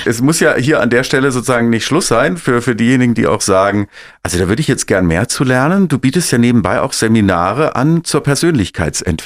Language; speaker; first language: German; native; German